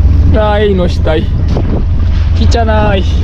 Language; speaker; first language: Japanese; native; Japanese